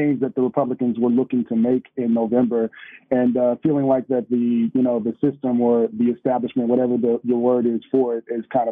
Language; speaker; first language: English; native; English